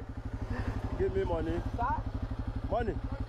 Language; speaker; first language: English; non-native, learner; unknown